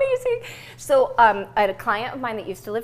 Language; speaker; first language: English; native; English